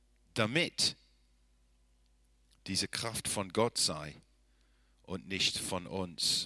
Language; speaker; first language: German; non-native, fluent; English